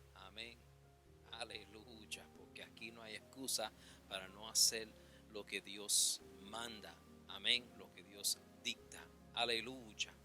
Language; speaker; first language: Spanish; early bilingual, heritage; Spanish